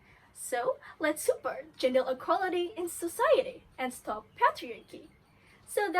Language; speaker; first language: English; non-native, learner; Indonesian